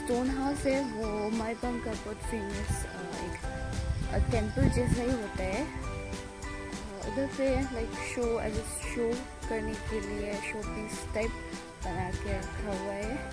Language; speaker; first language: Hindi; non-native, local second language; Assamese